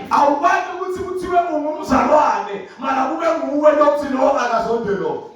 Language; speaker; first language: Zulu; non-native, local second language; Swati